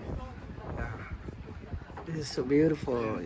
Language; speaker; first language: English; non-native, learner; Vietnamese